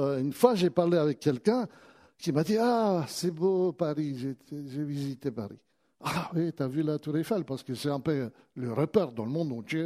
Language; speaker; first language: French; native; French